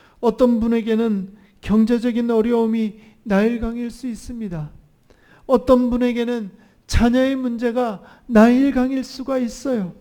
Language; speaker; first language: Korean; native; Korean